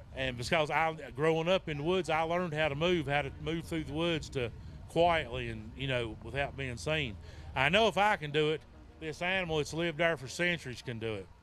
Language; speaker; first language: English; native; English